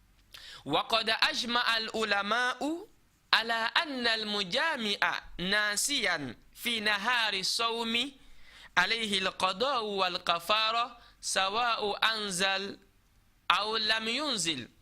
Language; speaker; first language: Arabic; non-native, fluent; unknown